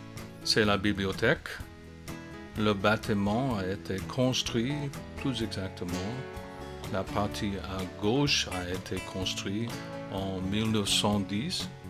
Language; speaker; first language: French; non-native, fluent; English